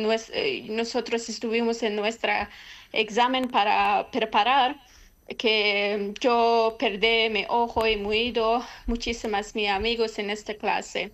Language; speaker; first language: Spanish; non-native, learner; Persian